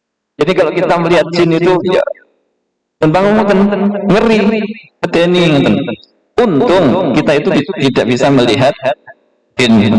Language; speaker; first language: Indonesian; non-native, local second language; Javanese